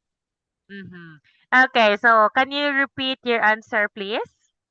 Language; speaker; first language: English; non-native, local second language; Cebuano